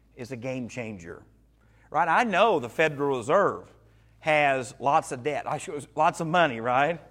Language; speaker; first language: English; native; English